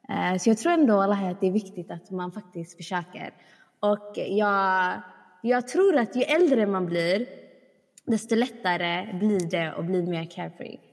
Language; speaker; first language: Swedish; early bilingual, other home language; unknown